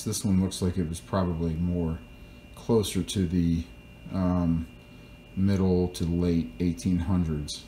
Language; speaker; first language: English; native; English